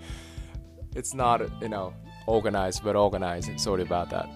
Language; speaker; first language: English; non-native, fluent; Japanese